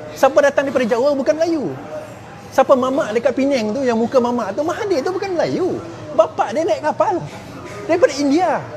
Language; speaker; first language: Malay; non-native, local second language; Chinese